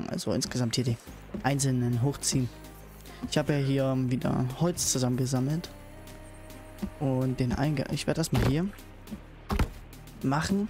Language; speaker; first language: German; native; German